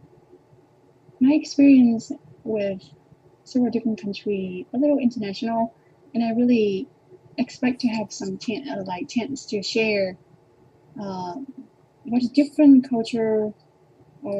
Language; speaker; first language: English; non-native, learner; Vietnamese